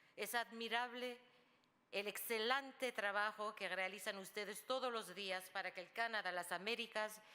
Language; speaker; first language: Spanish; early bilingual, heritage; Spanish